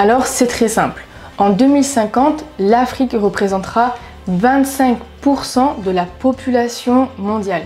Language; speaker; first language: French; native; French